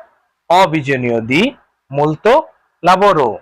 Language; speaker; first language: Italian; non-native, learner; Bangla